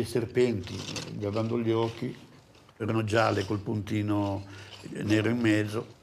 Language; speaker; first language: Italian; native; Italian